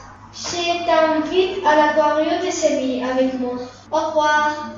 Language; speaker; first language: French; non-native, learner; Spanish